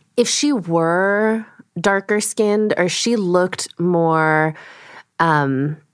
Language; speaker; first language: English; early bilingual, other home language; Korean